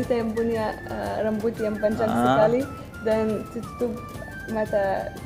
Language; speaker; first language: Indonesian; non-native, fluent; Arabic